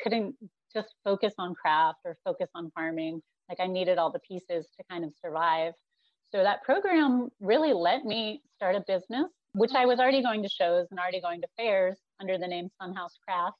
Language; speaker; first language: English; native; English